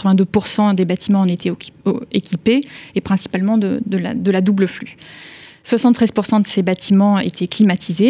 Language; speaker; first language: French; native; French